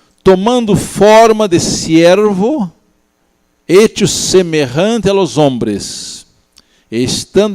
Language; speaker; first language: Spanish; non-native, learner; Portuguese